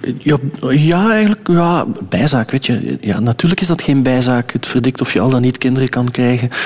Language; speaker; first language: Dutch; native; Dutch